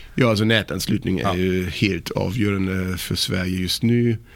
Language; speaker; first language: Swedish; non-native, fluent; German